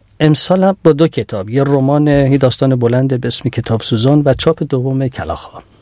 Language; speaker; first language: Persian; non-native, local second language; Central Kurdish